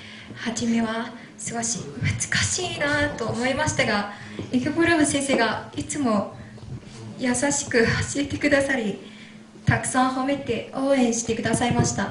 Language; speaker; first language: Japanese; non-native, fluent; Mongolian